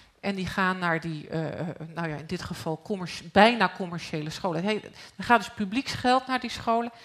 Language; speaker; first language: Dutch; native; Dutch